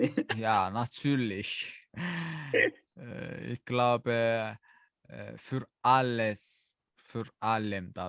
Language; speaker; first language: German; non-native, learner; Azerbaijani